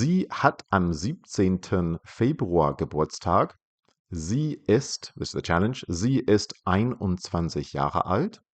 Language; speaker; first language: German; non-native, fluent; English